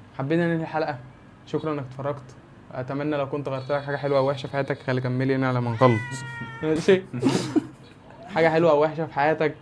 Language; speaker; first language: Arabic; native; Arabic